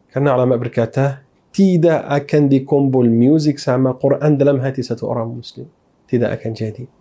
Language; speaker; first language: Malay; non-native, fluent; Arabic